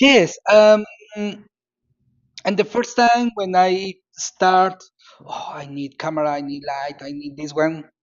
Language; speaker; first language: English; non-native, learner; Spanish